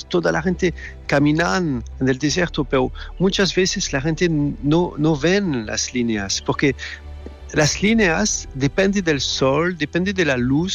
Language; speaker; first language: Spanish; non-native, learner; French